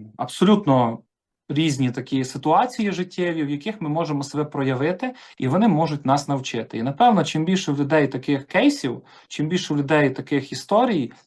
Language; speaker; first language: Ukrainian; native; Ukrainian